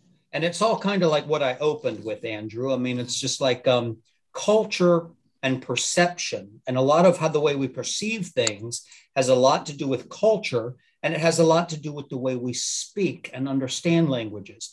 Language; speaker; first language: English; native; English